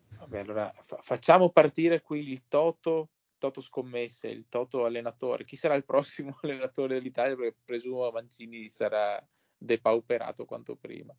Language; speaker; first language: Italian; native; Italian